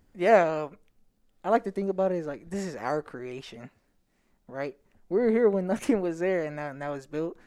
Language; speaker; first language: English; native; English